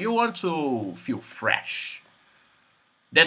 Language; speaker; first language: English; non-native, fluent; Portuguese